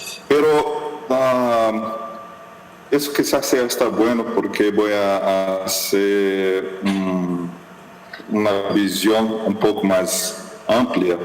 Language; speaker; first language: Spanish; non-native, fluent; Portuguese